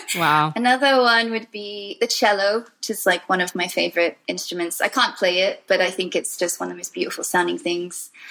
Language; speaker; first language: English; native; English